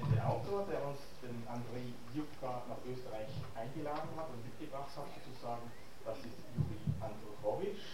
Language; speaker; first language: German; native; German